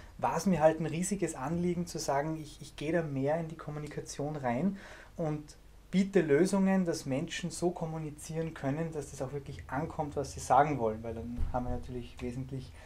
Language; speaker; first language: German; native; German